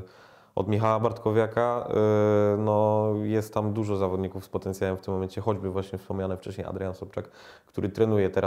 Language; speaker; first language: Polish; native; Polish